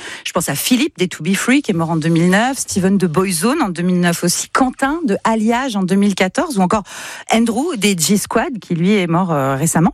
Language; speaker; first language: French; native; French